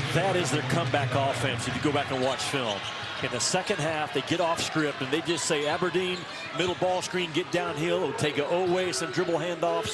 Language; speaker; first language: English; native; English